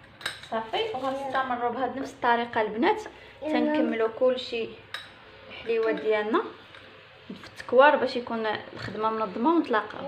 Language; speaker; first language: Arabic; native; Arabic